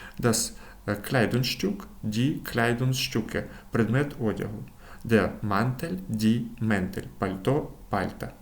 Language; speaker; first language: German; non-native, fluent; Ukrainian